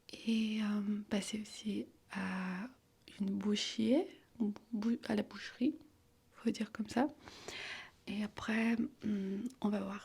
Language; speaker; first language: French; non-native, fluent; Armenian